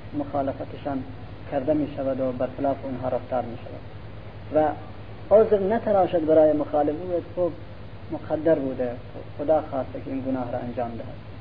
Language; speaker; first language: Persian; non-native, local second language; Central Kurdish